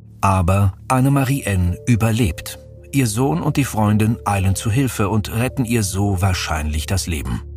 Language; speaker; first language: German; native; German